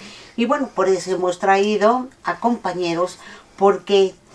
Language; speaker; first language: Spanish; native; Spanish